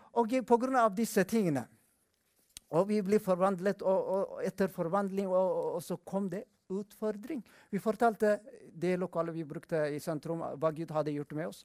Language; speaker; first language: Norwegian; non-native, fluent; Amharic